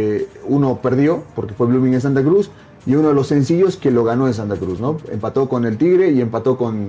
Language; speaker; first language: Spanish; native; Spanish